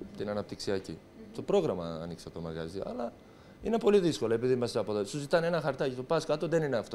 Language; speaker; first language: Greek; non-native, local second language; Turkish